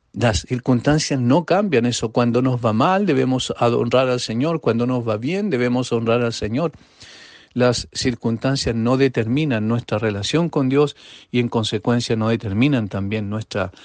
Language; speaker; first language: Spanish; native; Spanish